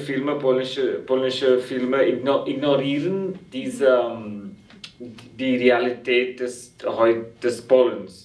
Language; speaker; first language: German; non-native, fluent; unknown